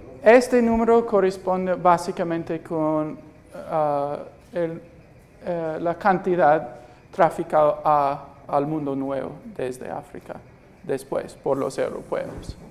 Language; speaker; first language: Spanish; non-native, fluent; English